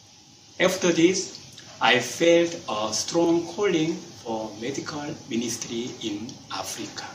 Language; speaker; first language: English; non-native, fluent; Korean